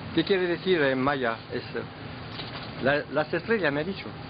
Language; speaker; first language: Spanish; non-native, learner; French